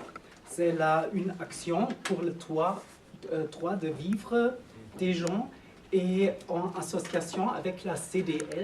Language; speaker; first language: French; non-native, learner; German